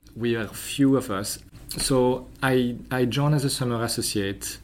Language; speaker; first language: English; non-native, fluent; French